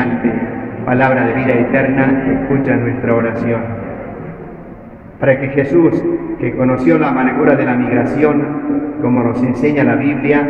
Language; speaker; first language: Spanish; native; Spanish